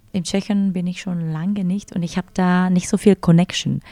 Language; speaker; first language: German; non-native, fluent; Czech